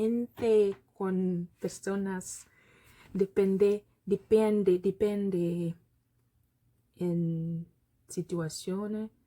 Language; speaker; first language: Spanish; non-native, learner; Lingala